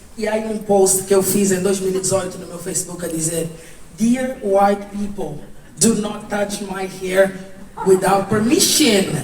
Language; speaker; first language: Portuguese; native; Portuguese